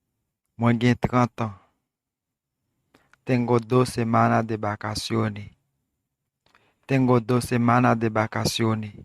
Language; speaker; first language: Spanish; non-native, learner; Haitian Creole